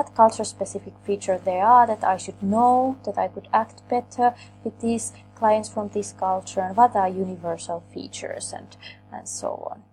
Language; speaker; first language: English; non-native, fluent; Finnish